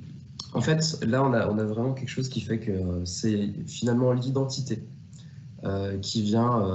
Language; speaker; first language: French; native; French